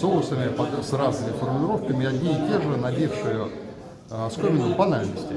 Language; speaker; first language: Russian; native; Russian